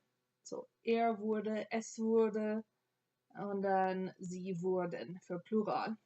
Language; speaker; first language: German; non-native, fluent; English